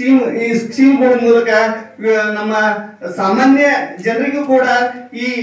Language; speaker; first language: Kannada; native; Kannada